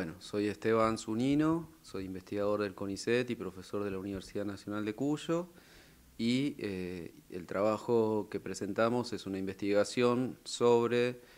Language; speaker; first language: Spanish; native; Spanish